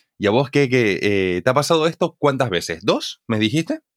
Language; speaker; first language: Spanish; native; Spanish